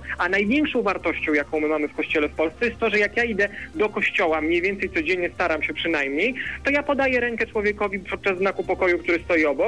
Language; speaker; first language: Polish; native; Polish